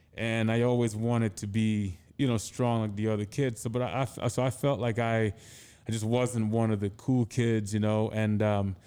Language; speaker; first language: English; non-native, local second language; Igbo